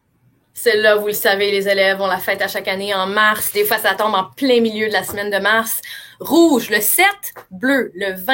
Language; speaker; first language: French; native; French